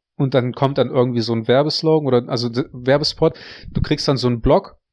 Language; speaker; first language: German; early bilingual, other home language; Russian